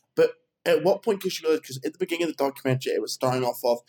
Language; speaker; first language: English; native; English